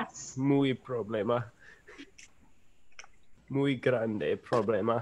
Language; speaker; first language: Spanish; non-native, learner; English